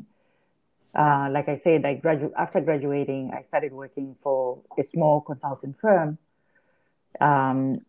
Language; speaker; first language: English; non-native, local second language; Shona